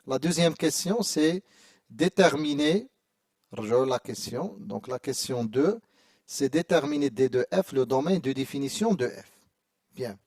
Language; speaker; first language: French; non-native, local second language; Arabic